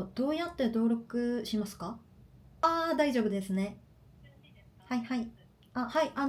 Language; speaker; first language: Japanese; non-native, learner; Korean